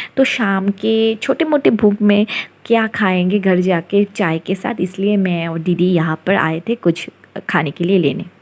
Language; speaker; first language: Hindi; non-native, local second language; Bangla